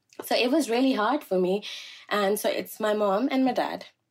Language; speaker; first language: English; non-native, local second language; Malayalam